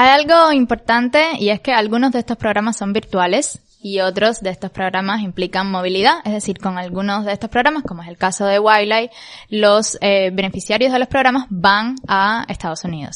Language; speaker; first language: Spanish; native; Spanish